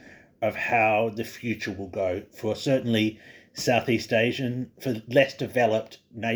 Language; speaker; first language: English; native; English